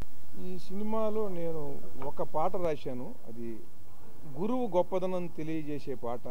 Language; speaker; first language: Telugu; native; Telugu